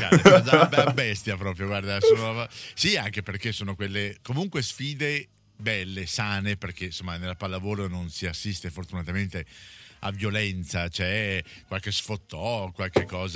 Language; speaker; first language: Italian; native; Italian